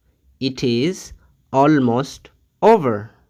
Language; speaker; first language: English; non-native, fluent; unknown